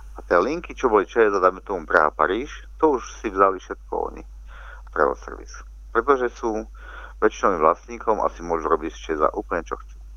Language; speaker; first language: Slovak; native; Slovak